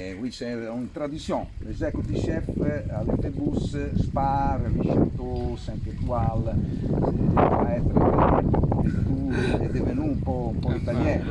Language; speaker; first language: French; non-native, learner; Italian